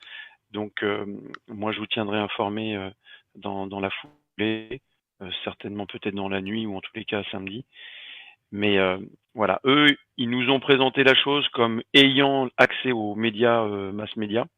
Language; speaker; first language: French; native; French